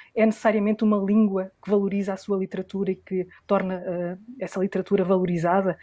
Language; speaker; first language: Portuguese; native; Portuguese